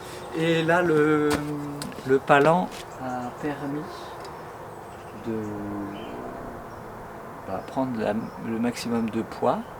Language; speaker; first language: French; native; French